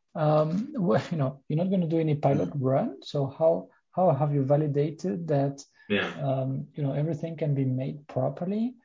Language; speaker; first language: English; non-native, fluent; French